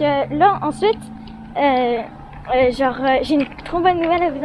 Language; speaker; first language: French; native; French